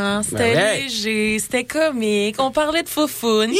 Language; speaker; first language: French; native; French